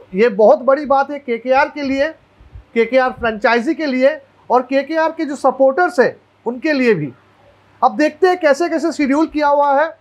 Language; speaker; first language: Hindi; non-native, local second language; Bangla